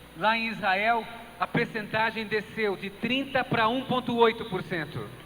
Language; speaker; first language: Portuguese; native; Portuguese